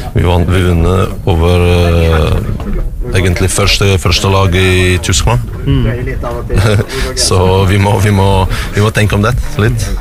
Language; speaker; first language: Norwegian; non-native, learner; Russian